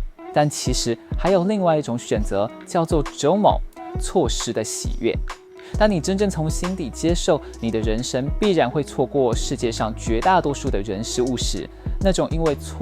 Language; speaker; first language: Chinese; native; Chinese